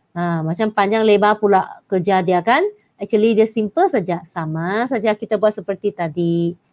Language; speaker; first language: Malay; non-native, local second language; Chinese